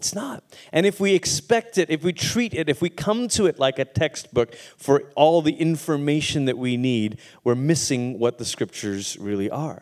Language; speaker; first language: English; native; English